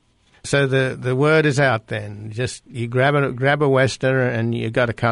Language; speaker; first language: English; native; English